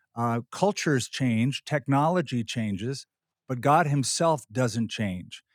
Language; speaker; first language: English; native; English